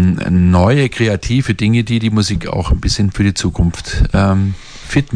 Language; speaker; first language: German; native; German